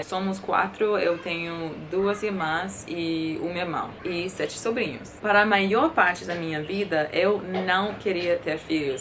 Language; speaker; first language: Portuguese; non-native, fluent; English